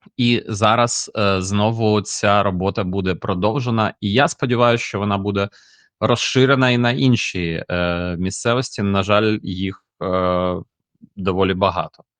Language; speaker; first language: Ukrainian; native; Ukrainian